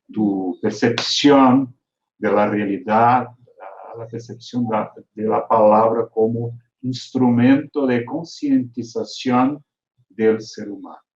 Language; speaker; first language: Spanish; non-native, fluent; Portuguese